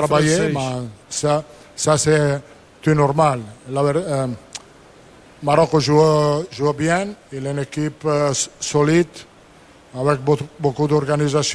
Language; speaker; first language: French; non-native, fluent; Italian